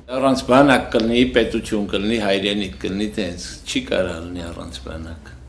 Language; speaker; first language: Armenian; native; Armenian